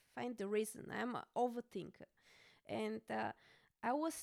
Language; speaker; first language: English; non-native, fluent; Bulgarian